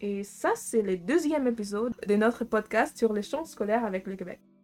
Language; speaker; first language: French; non-native, fluent; German